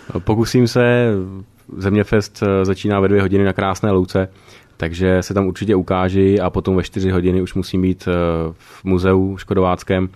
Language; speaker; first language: Czech; native; Czech